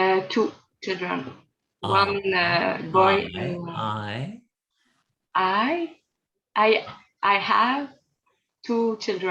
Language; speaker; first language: English; non-native, learner; French